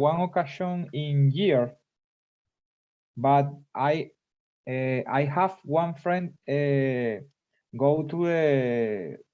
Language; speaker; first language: English; non-native, learner; Spanish